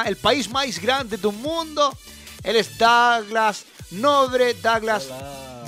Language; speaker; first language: Spanish; native; Spanish